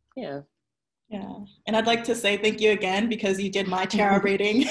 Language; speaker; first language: English; native; English